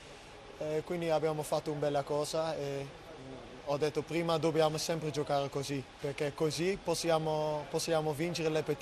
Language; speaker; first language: Italian; non-native, learner; Dutch